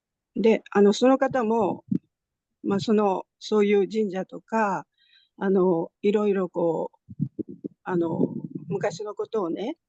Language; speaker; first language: Japanese; native; Japanese